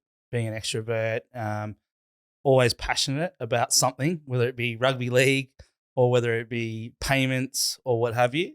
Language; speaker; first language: English; native; English